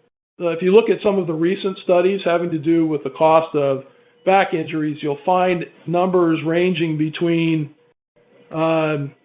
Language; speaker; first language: English; native; English